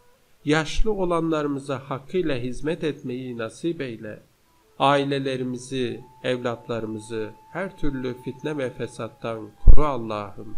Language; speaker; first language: Turkish; native; Turkish